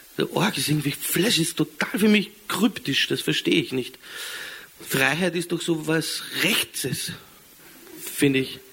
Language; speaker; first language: German; native; German